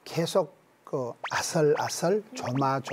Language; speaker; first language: Korean; native; Korean